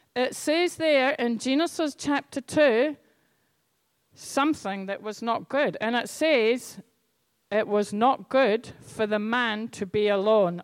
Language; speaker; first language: English; native; English